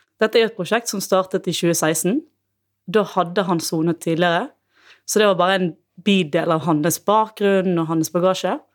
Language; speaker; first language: Norwegian; native; Norwegian